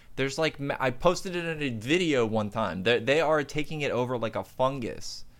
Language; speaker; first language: English; native; English